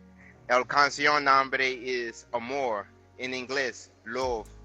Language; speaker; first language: Spanish; non-native, learner; English